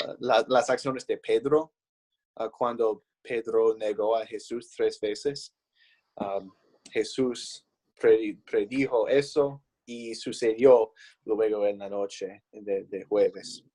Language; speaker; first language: Spanish; non-native, fluent; English